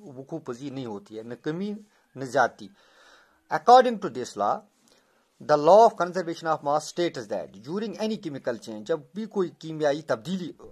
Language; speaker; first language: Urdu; non-native, local second language; Kashmiri